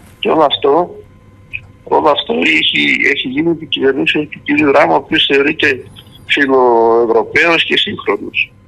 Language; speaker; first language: Greek; native; Greek